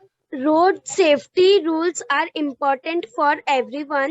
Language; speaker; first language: English; non-native, learner; Hindi